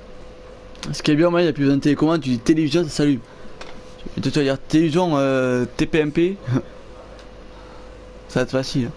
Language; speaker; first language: French; native; French